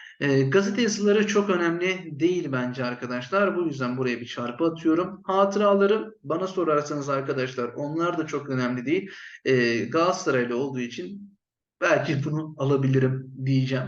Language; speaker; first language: Turkish; native; Turkish